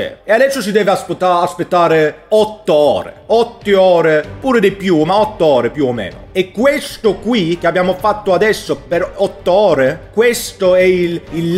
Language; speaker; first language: Italian; non-native, learner; Swedish